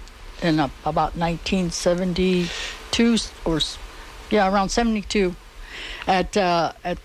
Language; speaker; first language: English; native; English